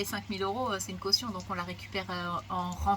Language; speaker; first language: French; native; French